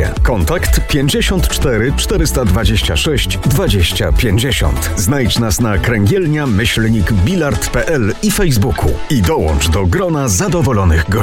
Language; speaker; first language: Polish; native; Polish